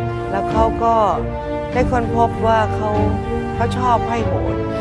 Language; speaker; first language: Thai; native; Thai